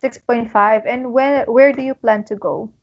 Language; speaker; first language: English; non-native, local second language; Filipino